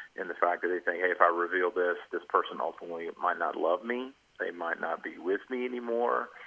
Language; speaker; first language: English; native; English